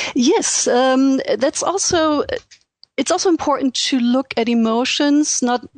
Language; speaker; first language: English; non-native, fluent; German